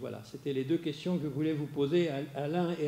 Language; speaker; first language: French; native; French